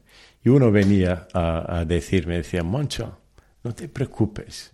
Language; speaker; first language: Spanish; early bilingual, heritage; Telugu